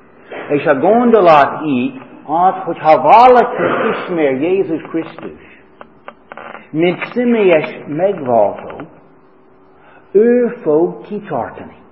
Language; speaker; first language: Hungarian; non-native, fluent; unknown